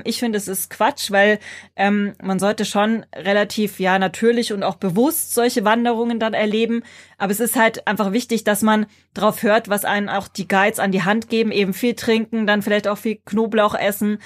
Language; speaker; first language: German; native; German